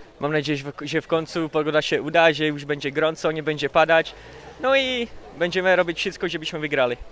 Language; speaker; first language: Polish; non-native, learner; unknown